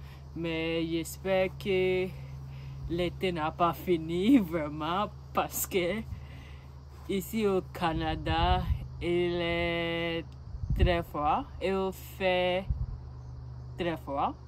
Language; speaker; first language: French; non-native, learner; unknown